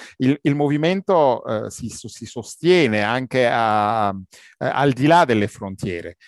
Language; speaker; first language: Italian; non-native, fluent; Arabic